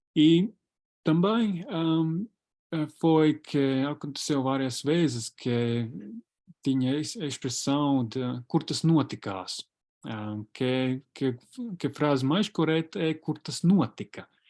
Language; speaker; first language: Portuguese; non-native, fluent; Latvian